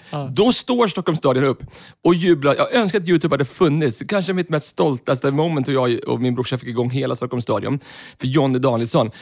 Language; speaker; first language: Swedish; native; Swedish